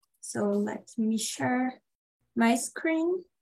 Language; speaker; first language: English; non-native, learner; Portuguese